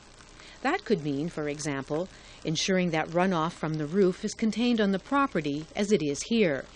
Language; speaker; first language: English; native; English